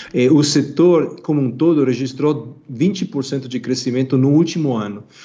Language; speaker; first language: Portuguese; non-native, fluent; Italian